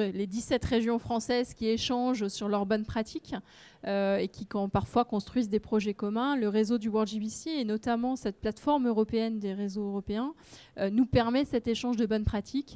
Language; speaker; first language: French; native; French